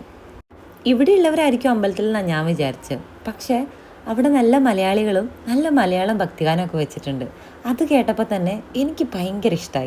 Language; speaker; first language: Malayalam; native; Malayalam